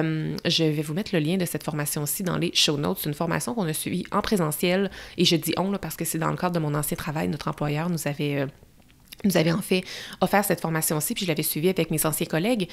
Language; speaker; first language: French; native; French